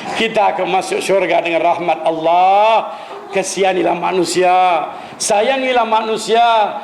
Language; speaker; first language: Malay; non-native, local second language; Min Nan Chinese